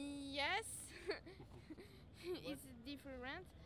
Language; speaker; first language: English; non-native, learner; French